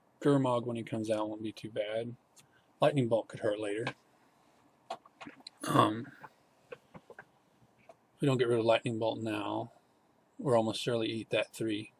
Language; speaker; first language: English; native; English